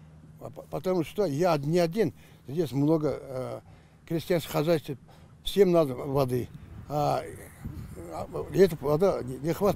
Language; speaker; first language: Russian; non-native, local second language; Kazakh